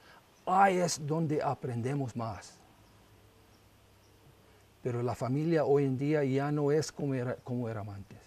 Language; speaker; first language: Spanish; non-native, local second language; English